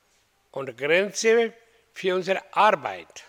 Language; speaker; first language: German; non-native, learner; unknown